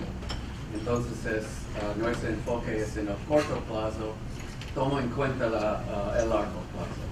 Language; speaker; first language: Spanish; non-native, fluent; English